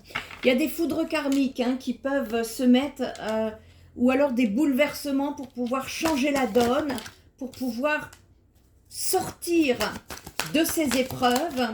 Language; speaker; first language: French; native; French